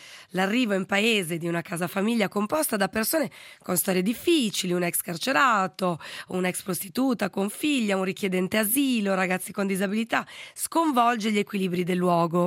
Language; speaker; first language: Italian; native; Italian